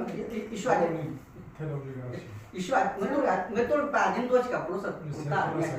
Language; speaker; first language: Russian; non-native, learner; Chinese